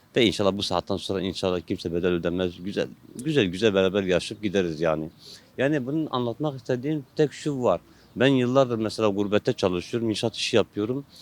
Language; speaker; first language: Turkish; non-native, local second language; Kurdish